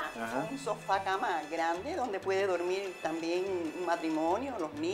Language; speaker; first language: Portuguese; non-native, learner; Spanish